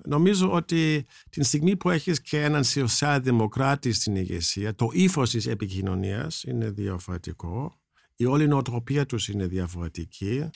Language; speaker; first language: Greek; non-native, fluent; German